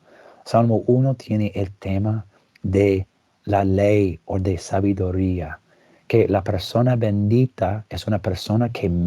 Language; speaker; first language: Spanish; non-native, fluent; English